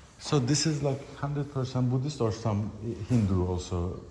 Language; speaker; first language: English; non-native, learner; Turkish